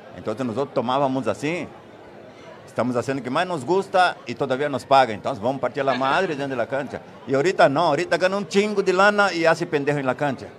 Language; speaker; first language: Spanish; non-native, fluent; Portuguese